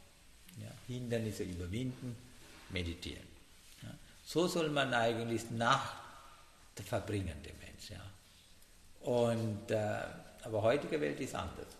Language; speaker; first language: German; non-native, learner; Sinhala